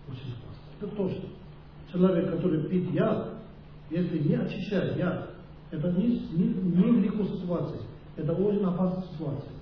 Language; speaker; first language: Russian; non-native, learner; Tibetan